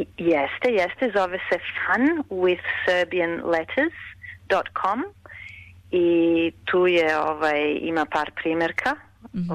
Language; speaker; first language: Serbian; early bilingual, heritage; Serbian